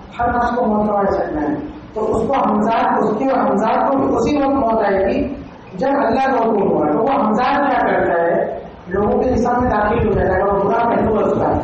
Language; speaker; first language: Urdu; native; Urdu